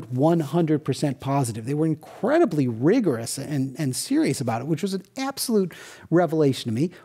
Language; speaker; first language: English; native; English